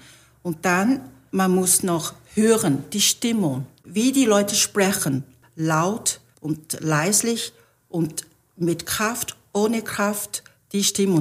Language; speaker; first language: German; non-native, fluent; Chinese